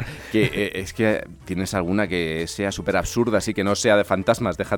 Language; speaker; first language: Spanish; native; Spanish